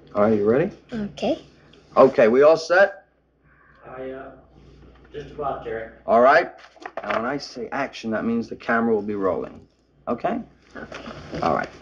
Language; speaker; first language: English; native; English